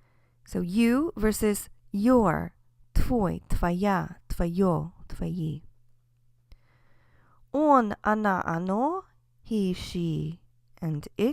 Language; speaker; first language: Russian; non-native, fluent; English